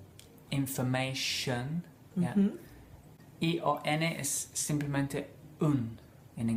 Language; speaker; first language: Spanish; non-native, fluent; English